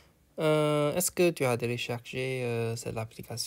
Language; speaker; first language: French; non-native, learner; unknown